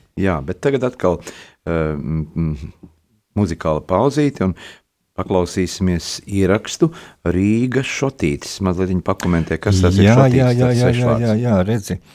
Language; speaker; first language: Latvian; native; Latvian